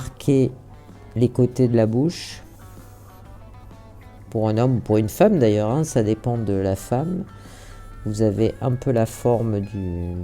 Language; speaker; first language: French; native; French